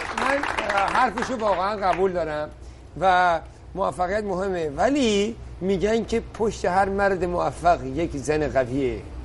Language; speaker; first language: Persian; native; Persian